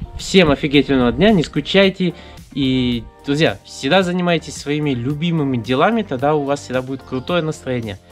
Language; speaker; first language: Russian; early bilingual, heritage; Russian